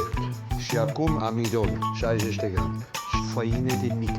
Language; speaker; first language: Romanian; non-native, learner; Swiss German